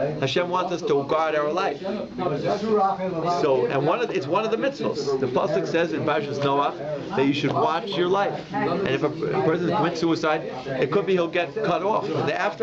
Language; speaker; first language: English; native; English